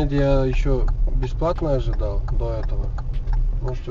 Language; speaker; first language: Russian; non-native, local second language; Kazakh